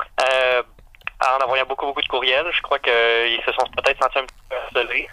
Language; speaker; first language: French; native; French